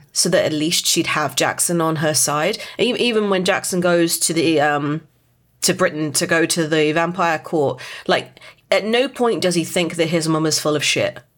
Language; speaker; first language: English; native; English